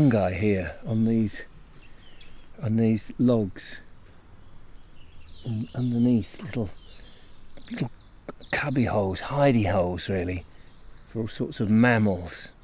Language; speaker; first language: English; native; English